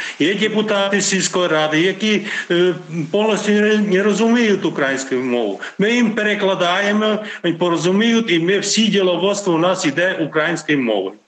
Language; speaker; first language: Ukrainian; non-native, local second language; Hungarian